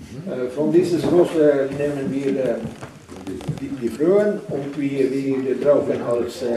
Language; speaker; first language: German; non-native, learner; Northern Sami